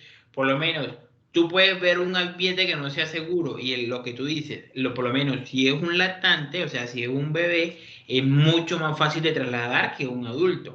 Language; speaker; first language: Spanish; native; Spanish